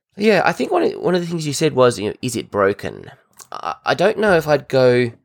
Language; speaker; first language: English; native; English